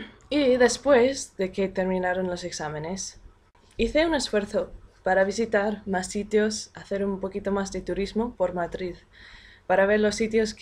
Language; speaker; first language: Spanish; non-native, fluent; English